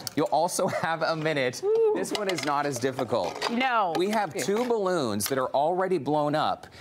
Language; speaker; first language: English; native; English